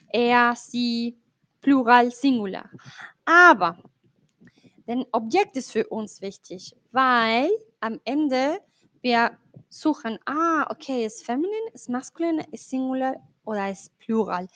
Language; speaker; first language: German; non-native, fluent; Spanish